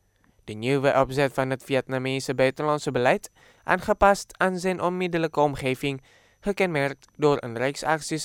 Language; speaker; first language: Dutch; non-native, fluent; Indonesian